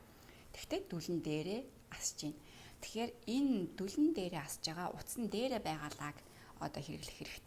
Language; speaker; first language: Mongolian; native; Mongolian